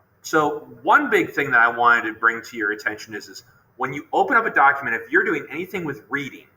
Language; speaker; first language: English; native; English